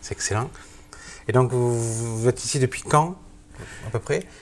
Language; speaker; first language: French; native; French